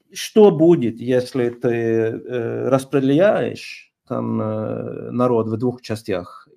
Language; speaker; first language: Russian; non-native, fluent; Norwegian